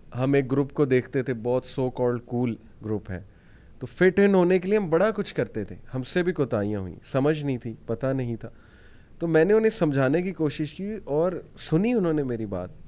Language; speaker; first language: Urdu; native; Urdu